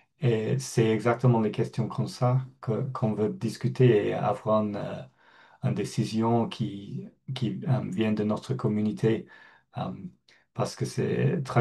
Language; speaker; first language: French; non-native, fluent; English